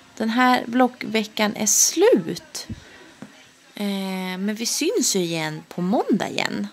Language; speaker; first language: Swedish; native; Swedish